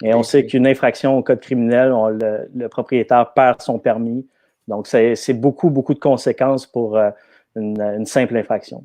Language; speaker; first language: French; native; French